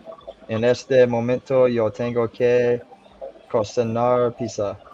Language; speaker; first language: Spanish; non-native, learner; English